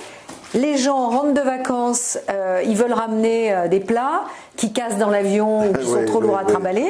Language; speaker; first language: French; native; French